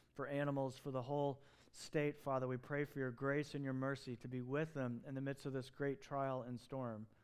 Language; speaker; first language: English; native; English